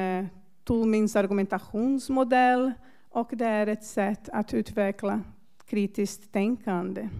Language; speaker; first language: Swedish; non-native, fluent; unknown